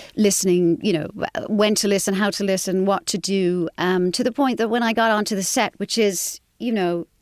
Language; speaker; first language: English; native; English